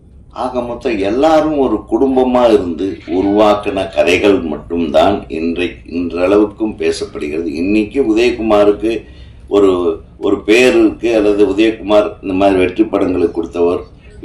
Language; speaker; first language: Tamil; native; Tamil